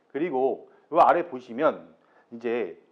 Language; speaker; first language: Korean; native; Korean